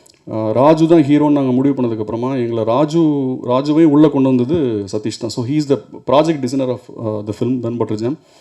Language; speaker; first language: Tamil; native; Tamil